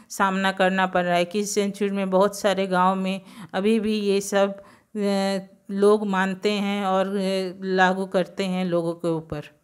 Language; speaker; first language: Hindi; non-native, local second language; Gujarati